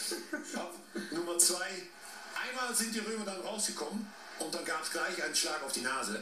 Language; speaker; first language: German; native; German